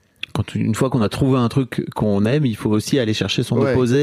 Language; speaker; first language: French; native; French